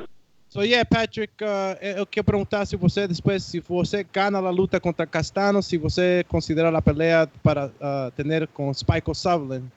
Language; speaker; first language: Portuguese; non-native, fluent; Spanish